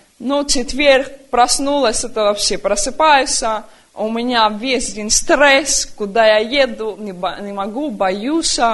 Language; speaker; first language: Russian; early bilingual, heritage; Russian